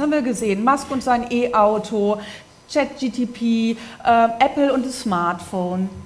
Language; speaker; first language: German; native; German